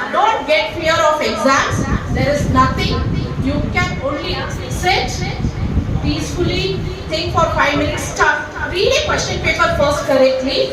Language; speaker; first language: English; non-native, local second language; Kannada